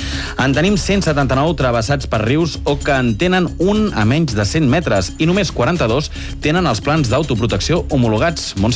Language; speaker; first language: Catalan; native; Catalan